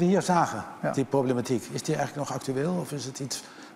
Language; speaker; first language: Dutch; native; Dutch